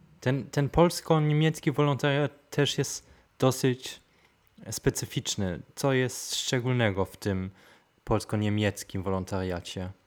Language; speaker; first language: Polish; non-native, fluent; German